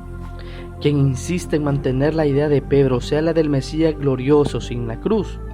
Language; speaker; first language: Spanish; native; Spanish